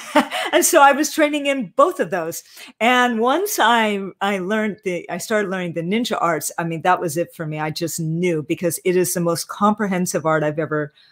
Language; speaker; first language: English; native; English